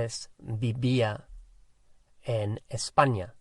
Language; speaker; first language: Spanish; non-native, fluent; English